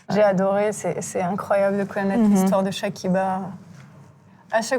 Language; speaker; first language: French; native; French